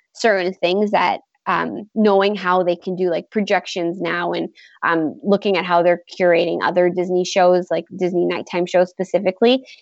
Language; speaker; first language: English; native; English